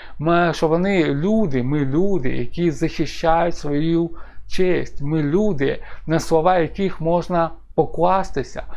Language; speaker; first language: Ukrainian; non-native, local second language; Russian